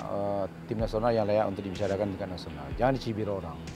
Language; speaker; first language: Indonesian; native; Indonesian